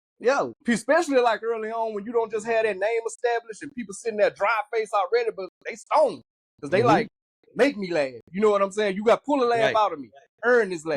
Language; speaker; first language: English; native; English